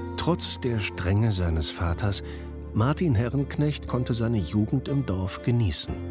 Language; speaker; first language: German; native; German